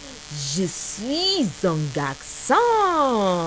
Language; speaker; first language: French; non-native, fluent; Yoruba